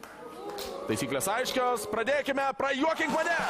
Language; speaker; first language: Lithuanian; native; Lithuanian